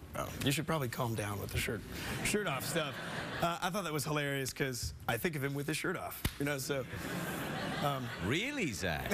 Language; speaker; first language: English; native; English